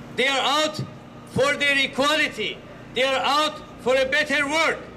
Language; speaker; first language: English; non-native, fluent; Persian